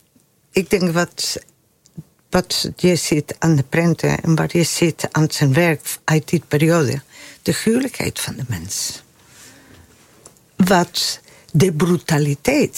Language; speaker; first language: Dutch; non-native, fluent; Spanish